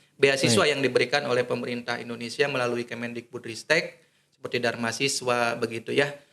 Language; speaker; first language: Indonesian; native; Indonesian